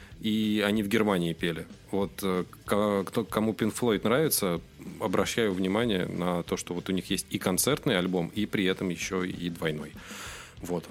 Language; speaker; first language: Russian; native; Russian